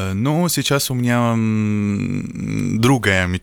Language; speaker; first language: Russian; non-native, learner; Arabic